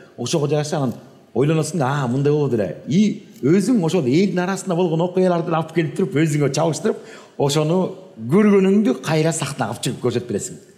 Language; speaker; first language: Kyrgyz; native; Kyrgyz